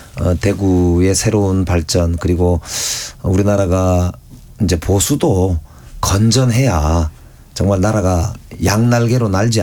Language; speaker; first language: Korean; native; Korean